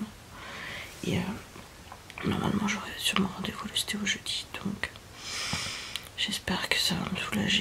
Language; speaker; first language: French; native; French